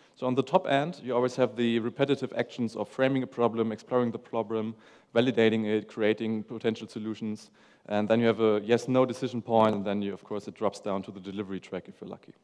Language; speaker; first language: English; non-native, fluent; German